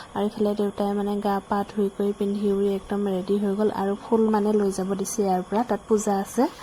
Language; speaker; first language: Assamese; native; Assamese